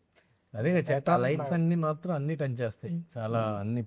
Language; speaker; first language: Telugu; native; Telugu